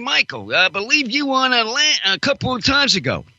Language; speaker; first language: English; non-native, fluent; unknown